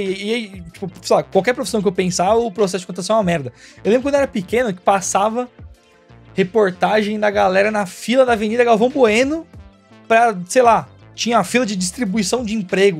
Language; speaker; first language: Portuguese; native; Portuguese